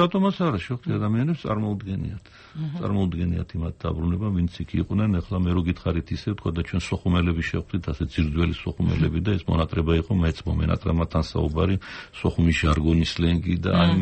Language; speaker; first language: Georgian; native; Georgian